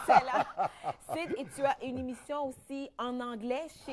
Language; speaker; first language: French; native; French